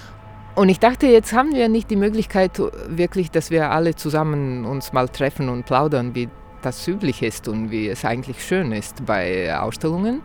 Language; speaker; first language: German; non-native, fluent; Croatian